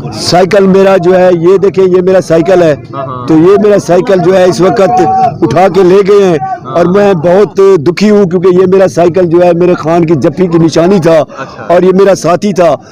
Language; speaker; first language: Urdu; non-native, local second language; Saraiki